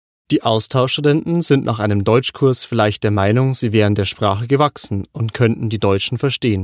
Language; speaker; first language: German; native; German